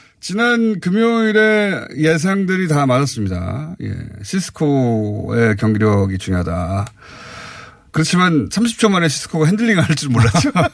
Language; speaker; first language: Korean; native; Korean